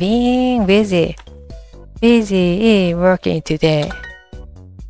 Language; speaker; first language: English; non-native, learner; Japanese